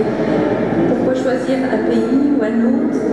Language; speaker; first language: French; early bilingual, heritage; French